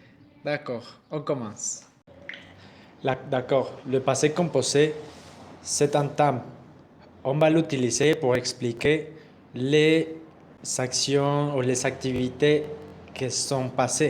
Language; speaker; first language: French; non-native, learner; Spanish